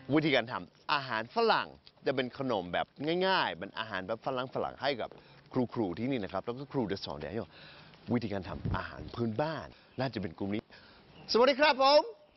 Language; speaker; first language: Thai; non-native, fluent; English